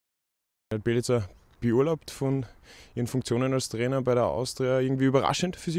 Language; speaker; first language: German; native; German